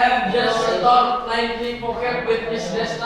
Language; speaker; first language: English; non-native, learner; Indonesian